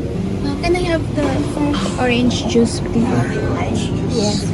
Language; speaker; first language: English; non-native, local second language; Filipino